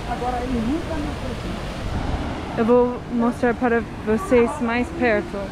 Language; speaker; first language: Portuguese; non-native, fluent; English